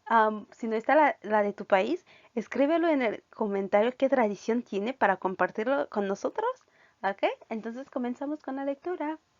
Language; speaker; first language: Spanish; non-native, fluent; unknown